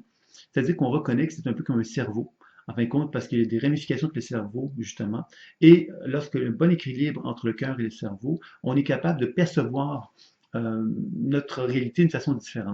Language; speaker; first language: French; native; French